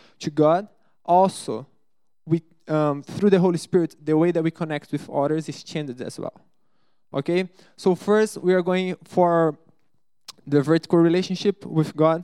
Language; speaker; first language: English; non-native, fluent; Portuguese